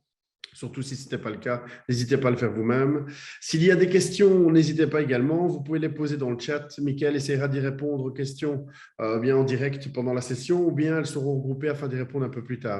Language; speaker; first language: French; native; French